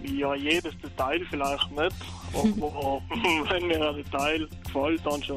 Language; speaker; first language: German; native; German